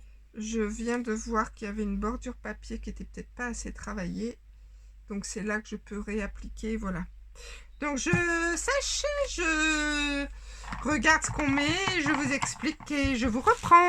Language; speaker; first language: French; native; French